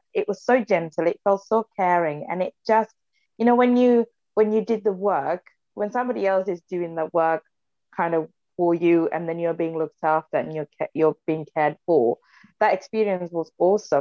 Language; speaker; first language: English; non-native, local second language; Sinhala